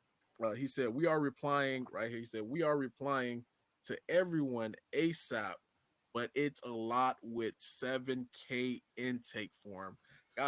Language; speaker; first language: English; native; English